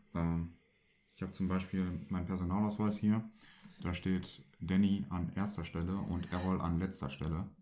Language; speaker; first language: German; early bilingual, other home language; Turkish